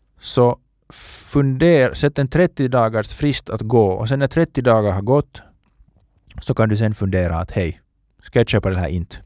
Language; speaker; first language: Swedish; native; Swedish